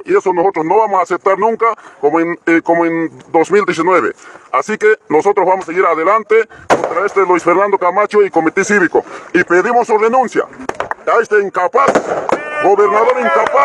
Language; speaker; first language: Spanish; native; Spanish